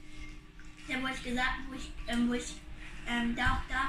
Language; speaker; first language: German; early bilingual, other home language; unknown